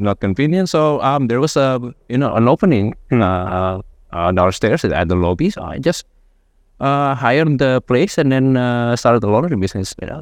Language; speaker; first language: English; non-native, fluent; Indonesian